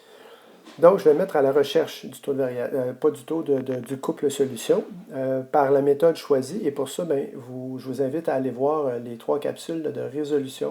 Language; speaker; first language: French; native; French